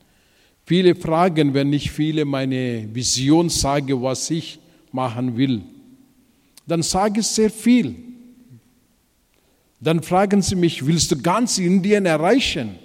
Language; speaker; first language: German; non-native, fluent; Telugu